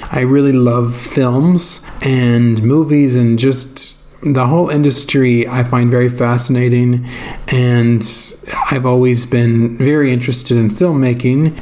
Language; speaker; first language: English; native; English